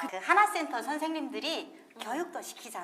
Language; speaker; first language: Korean; native; Korean